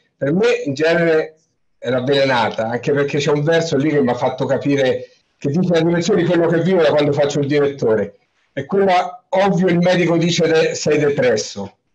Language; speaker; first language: Italian; native; Italian